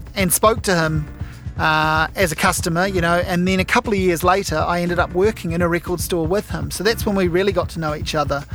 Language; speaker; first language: English; native; English